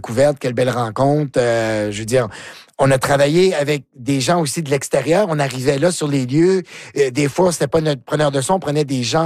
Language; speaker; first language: French; native; French